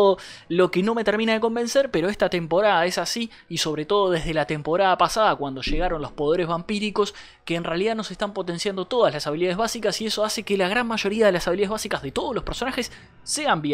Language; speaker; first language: Spanish; native; Spanish